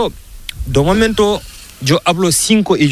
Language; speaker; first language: Spanish; non-native, learner; Fula